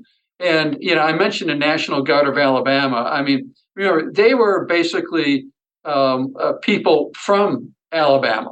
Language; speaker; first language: English; native; English